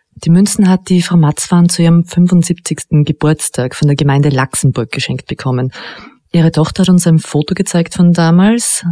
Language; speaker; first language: German; native; German